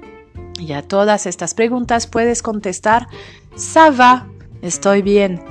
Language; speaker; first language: Spanish; non-native, fluent; French